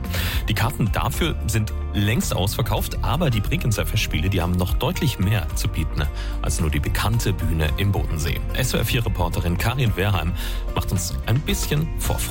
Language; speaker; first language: German; native; German